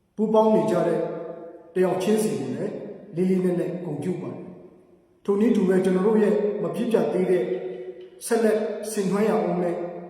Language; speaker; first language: Burmese; non-native, local second language; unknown